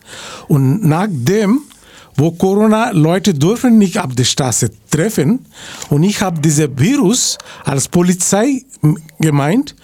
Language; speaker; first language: German; non-native, learner; Bangla